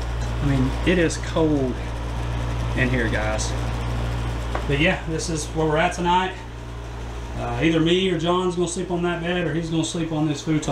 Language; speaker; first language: English; native; English